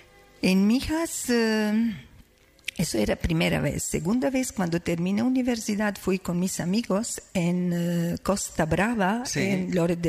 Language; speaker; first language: Spanish; non-native, learner; Serbian